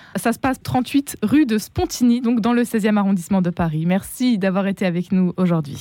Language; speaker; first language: French; native; French